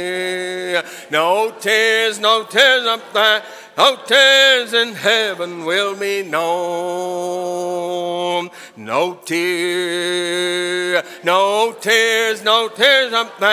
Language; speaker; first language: English; native; English